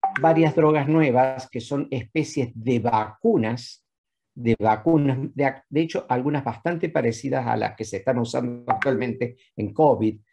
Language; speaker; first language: Spanish; native; Spanish